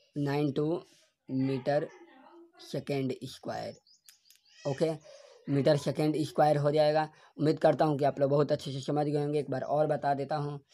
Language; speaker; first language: Hindi; native; Hindi